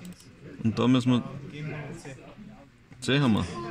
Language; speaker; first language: German; native; German